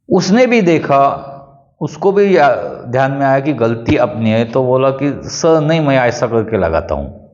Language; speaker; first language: Hindi; non-native, local second language; Marathi